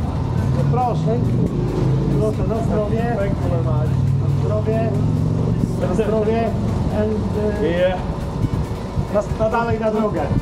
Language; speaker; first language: Polish; non-native, learner; Czech